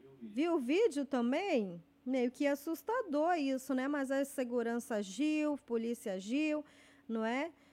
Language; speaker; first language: Portuguese; native; Portuguese